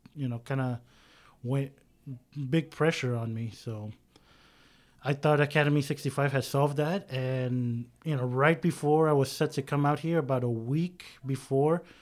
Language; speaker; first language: English; native; English